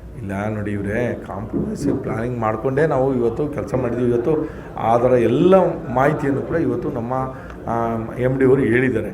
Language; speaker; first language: Kannada; native; Kannada